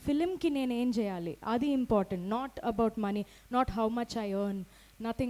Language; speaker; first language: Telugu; non-native, fluent; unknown